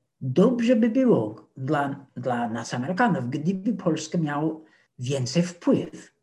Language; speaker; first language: Polish; non-native, fluent; English